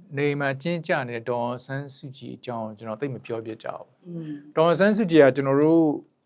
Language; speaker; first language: Burmese; native; Burmese